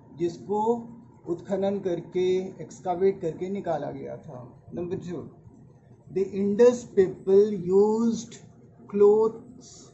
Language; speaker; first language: Hindi; native; Hindi